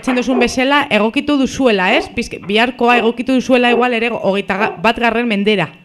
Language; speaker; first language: Basque; non-native, local second language; Spanish